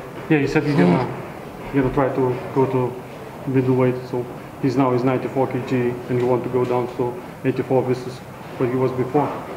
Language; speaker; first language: English; non-native, learner; Russian